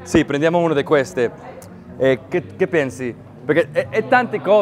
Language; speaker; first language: Italian; non-native, learner; English